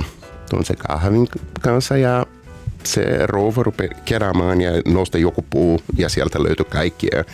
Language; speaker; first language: Finnish; non-native, learner; Portuguese